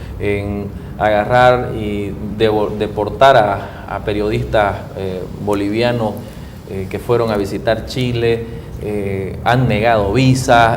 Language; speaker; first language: Spanish; native; Spanish